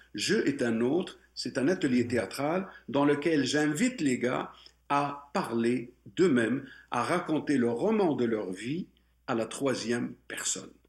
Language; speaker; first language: French; non-native, local second language; Arabic